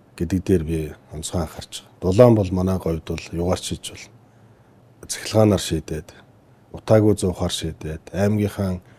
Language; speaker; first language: Mongolian; native; Mongolian